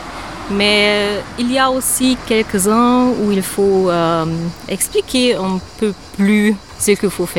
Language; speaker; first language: French; non-native, fluent; German